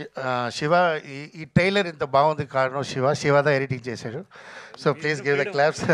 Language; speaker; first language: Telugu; non-native, fluent; Tamil